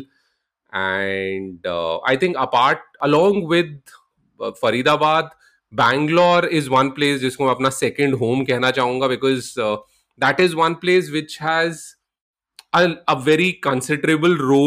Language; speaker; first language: English; non-native, local second language; Hindi